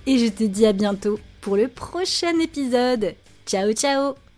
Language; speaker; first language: French; native; French